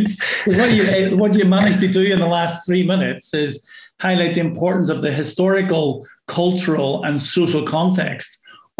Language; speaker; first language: English; native; English